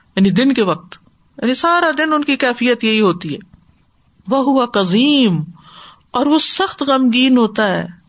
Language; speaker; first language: Urdu; native; Urdu